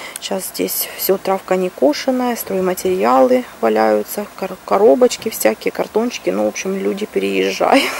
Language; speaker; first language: Russian; native; Russian